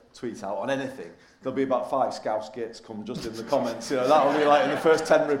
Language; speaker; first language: English; native; English